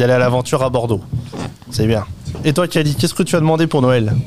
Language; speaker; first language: French; native; French